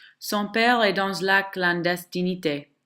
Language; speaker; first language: French; non-native, learner; English